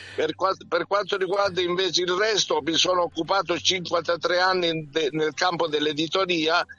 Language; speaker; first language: Italian; native; Italian